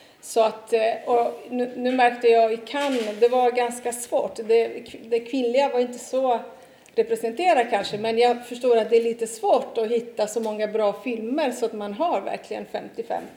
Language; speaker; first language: Swedish; non-native, fluent; Italian